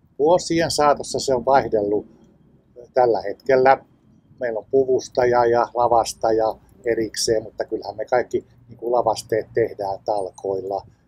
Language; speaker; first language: Finnish; native; Finnish